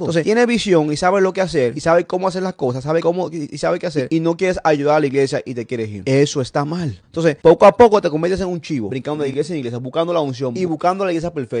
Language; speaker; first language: Spanish; native; Spanish